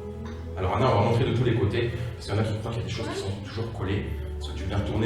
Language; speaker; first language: French; native; French